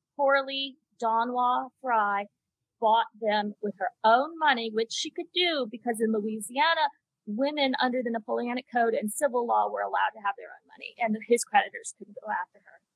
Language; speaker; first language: English; native; English